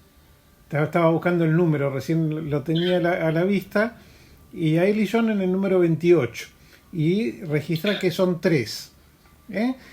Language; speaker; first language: Spanish; native; Spanish